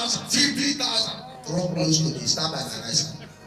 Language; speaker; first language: English; non-native, local second language; Igbo